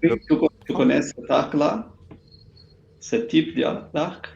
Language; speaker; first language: French; non-native, fluent; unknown